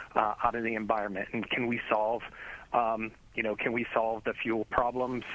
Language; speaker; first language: English; native; English